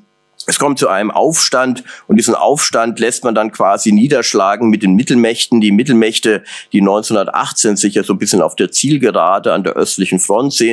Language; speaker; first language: German; native; German